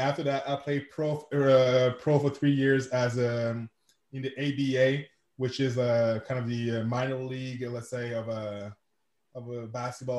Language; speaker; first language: English; non-native, fluent; French